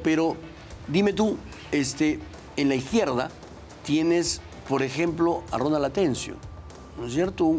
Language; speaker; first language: Spanish; native; Spanish